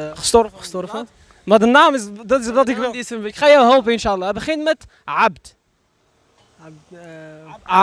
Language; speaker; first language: Dutch; native; Dutch